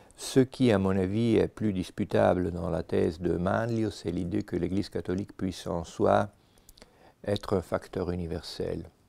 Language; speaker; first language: French; non-native, fluent; Italian